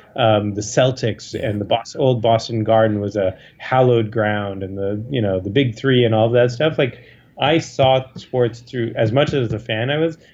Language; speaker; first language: English; native; English